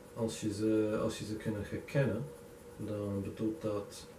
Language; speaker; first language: Dutch; non-native, learner; English